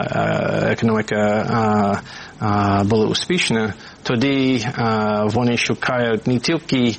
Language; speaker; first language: Ukrainian; non-native, fluent; English